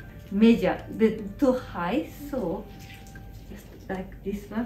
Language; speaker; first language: English; non-native, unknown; Japanese